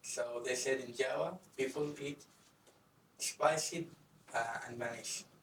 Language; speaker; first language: English; non-native, fluent; Arabic